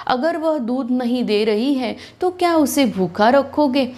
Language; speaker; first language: Hindi; non-native, local second language; Marathi